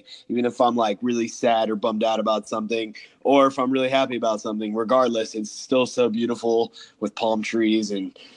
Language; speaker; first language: English; native; English